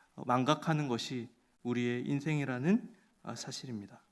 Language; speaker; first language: Korean; native; Korean